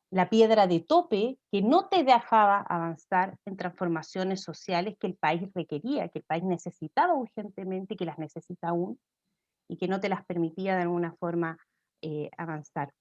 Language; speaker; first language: Spanish; native; Spanish